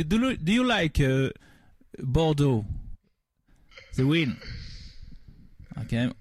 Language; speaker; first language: English; non-native, learner; French